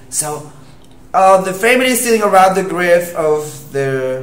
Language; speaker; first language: English; non-native, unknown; Vietnamese